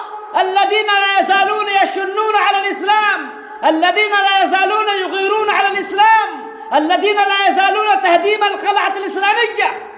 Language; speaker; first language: Arabic; non-native, fluent; Urdu